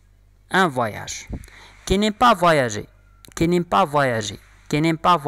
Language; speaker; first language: French; non-native, local second language; Arabic